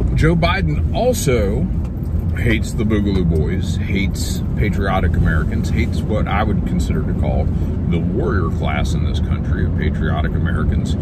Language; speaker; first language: English; native; English